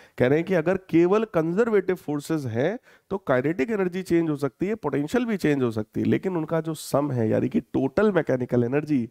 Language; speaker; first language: Hindi; native; Hindi